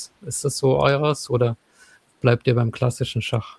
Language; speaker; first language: German; native; German